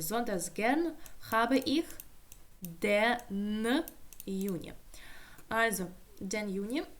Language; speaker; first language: German; non-native, fluent; Ukrainian